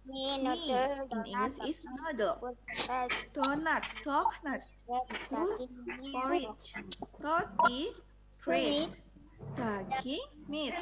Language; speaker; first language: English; non-native, fluent; Indonesian